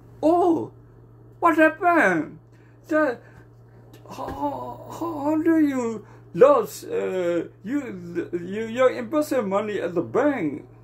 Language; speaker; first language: English; non-native, learner; Burmese